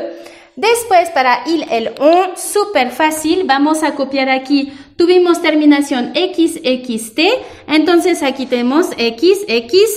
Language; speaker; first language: Spanish; non-native, fluent; French